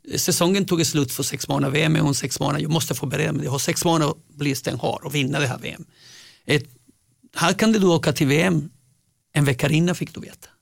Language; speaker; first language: Swedish; non-native, fluent; Spanish